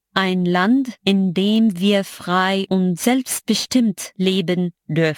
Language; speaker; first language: German; non-native, fluent; Arabic